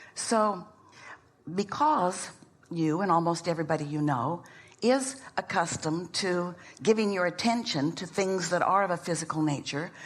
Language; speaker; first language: English; native; English